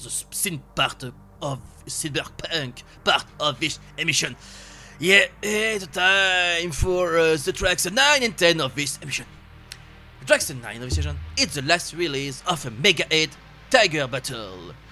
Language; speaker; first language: English; non-native, learner; French